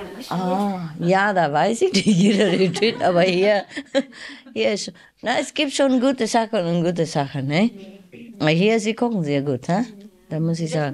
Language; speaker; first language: German; non-native, learner; Vietnamese